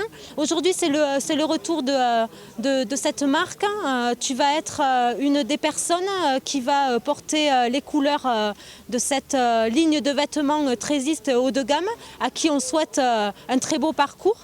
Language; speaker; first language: French; native; French